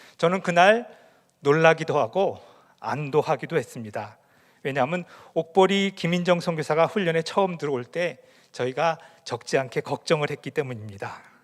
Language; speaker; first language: Korean; native; Korean